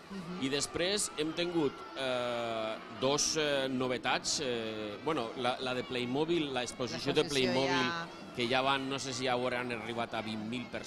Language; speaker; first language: Catalan; native; Catalan